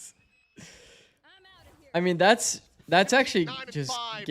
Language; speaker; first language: English; native; English